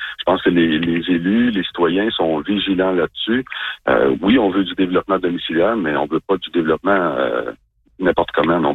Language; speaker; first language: French; native; French